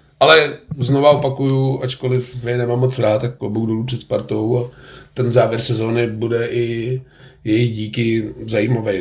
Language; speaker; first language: Czech; native; Czech